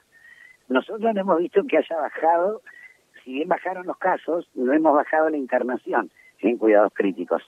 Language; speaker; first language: Spanish; native; Spanish